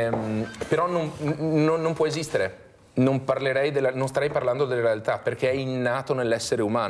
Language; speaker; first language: Italian; native; Italian